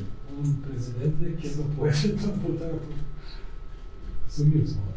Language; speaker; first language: Spanish; non-native, learner; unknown